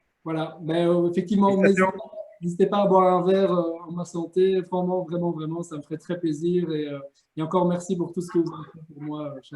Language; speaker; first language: French; native; French